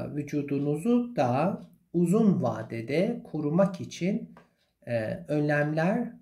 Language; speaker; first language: Turkish; non-native, fluent; Persian